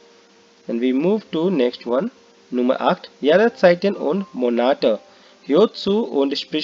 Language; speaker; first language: German; non-native, learner; Hindi